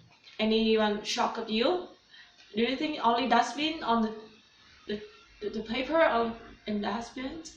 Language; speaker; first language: English; non-native, learner; Vietnamese